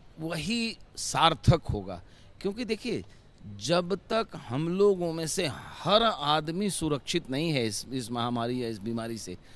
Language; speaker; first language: Hindi; native; Hindi